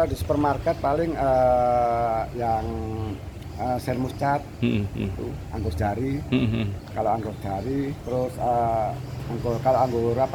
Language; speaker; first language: Indonesian; non-native, local second language; Javanese